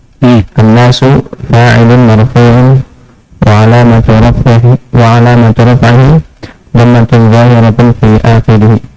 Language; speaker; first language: Arabic; non-native, learner; Indonesian